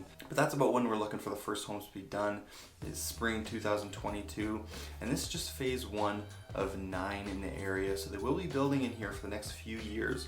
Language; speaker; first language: English; native; English